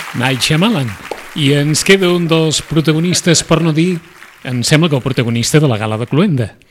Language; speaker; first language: Catalan; native; Catalan